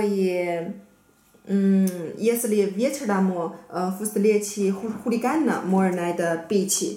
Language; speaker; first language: Russian; non-native, learner; Chinese